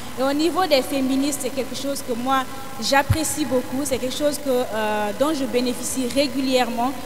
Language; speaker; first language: French; non-native, local second language; Fula